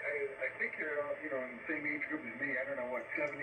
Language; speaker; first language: English; native; English